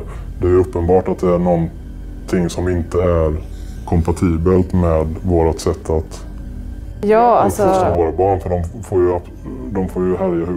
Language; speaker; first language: Swedish; native; Swedish